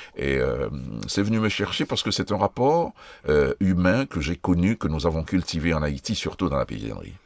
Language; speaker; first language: French; non-native, local second language; Haitian Creole